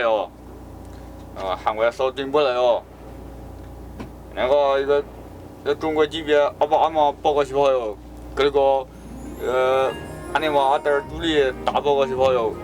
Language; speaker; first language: Korean; non-native, learner; Chinese